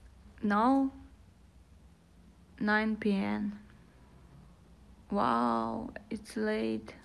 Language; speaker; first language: English; non-native, learner; Russian